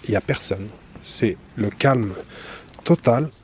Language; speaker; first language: French; native; French